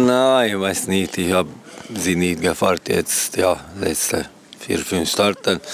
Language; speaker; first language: German; non-native, learner; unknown